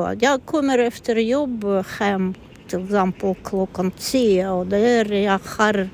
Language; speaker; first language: Swedish; non-native, learner; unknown